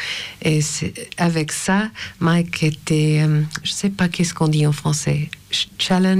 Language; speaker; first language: French; non-native, fluent; English